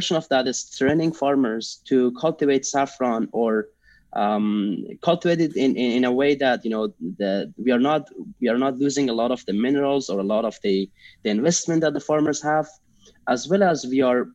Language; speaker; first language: English; non-native, fluent; Persian